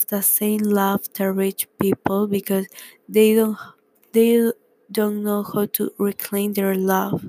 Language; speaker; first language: English; non-native, learner; Spanish